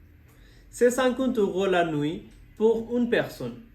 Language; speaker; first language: French; non-native, fluent; Bangla